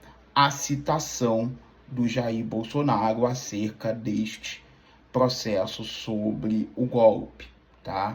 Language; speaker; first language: Portuguese; native; Portuguese